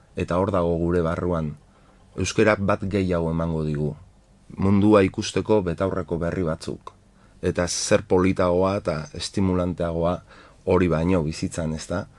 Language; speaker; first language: Basque; non-native, local second language; Spanish